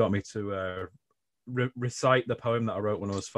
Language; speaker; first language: English; native; English